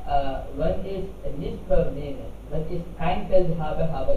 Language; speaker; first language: German; non-native, learner; Hindi